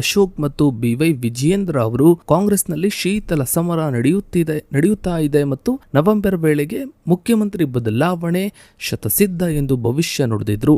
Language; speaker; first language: Kannada; native; Kannada